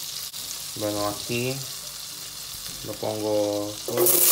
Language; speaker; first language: Spanish; non-native, fluent; Filipino